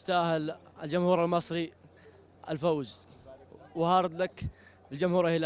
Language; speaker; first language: Arabic; native; Arabic